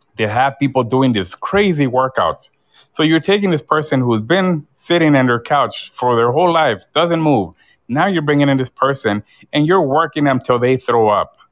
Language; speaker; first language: English; early bilingual, other home language; Spanish